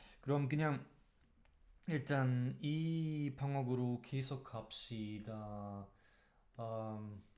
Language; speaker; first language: Korean; non-native, learner; German